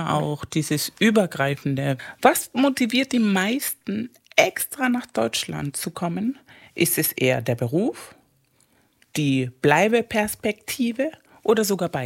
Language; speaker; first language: German; non-native, fluent; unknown